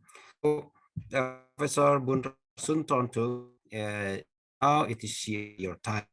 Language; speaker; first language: English; non-native, fluent; Indonesian